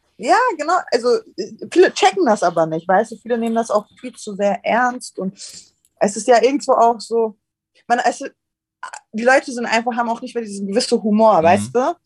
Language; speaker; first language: German; early bilingual, other home language; Turkish